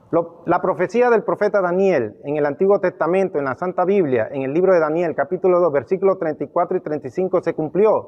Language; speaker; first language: Spanish; native; Spanish